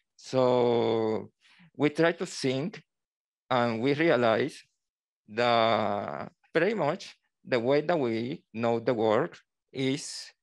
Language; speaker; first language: English; non-native, learner; Spanish